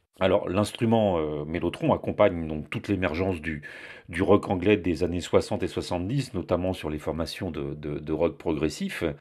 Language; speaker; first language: French; native; French